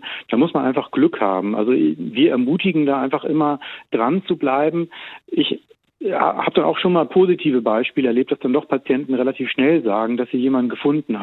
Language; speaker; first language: German; native; German